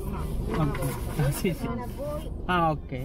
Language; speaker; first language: Italian; non-native, learner; Indonesian